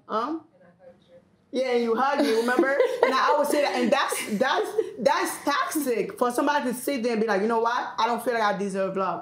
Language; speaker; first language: English; early bilingual, other home language; Haitian Creole